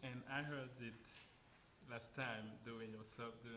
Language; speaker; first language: English; non-native, fluent; Haitian Creole